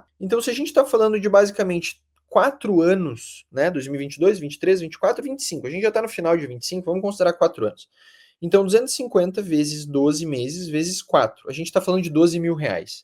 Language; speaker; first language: Portuguese; native; Portuguese